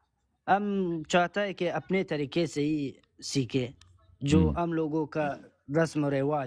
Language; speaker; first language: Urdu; non-native, learner; Persian